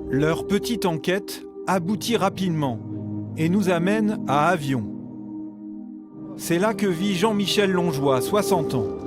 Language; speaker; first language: French; native; French